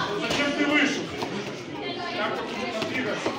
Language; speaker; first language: Russian; native; Russian